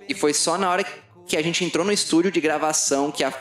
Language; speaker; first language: Portuguese; early bilingual, other home language; Spanish